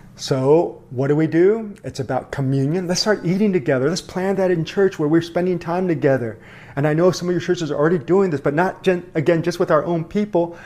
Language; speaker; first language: English; early bilingual, other home language; Korean